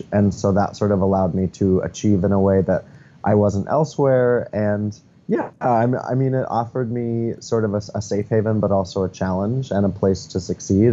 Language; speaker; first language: English; native; English